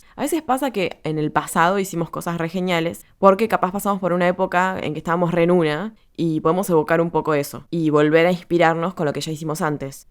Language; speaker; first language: Spanish; native; Spanish